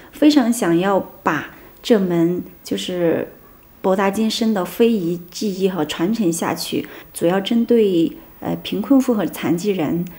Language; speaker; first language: Chinese; native; Chinese